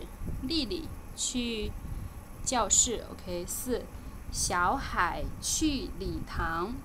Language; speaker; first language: Chinese; non-native, fluent; Lao